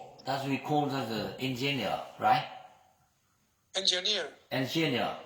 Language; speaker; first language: English; non-native, learner; Vietnamese